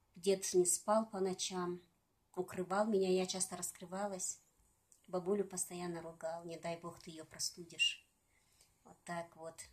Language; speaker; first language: Russian; non-native, local second language; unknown